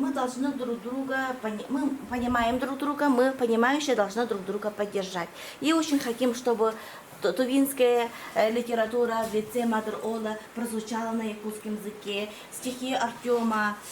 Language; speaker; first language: Russian; non-native, local second language; Yakut